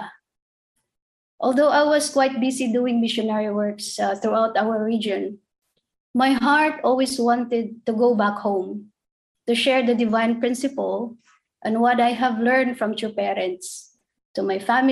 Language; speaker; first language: English; non-native, local second language; Cebuano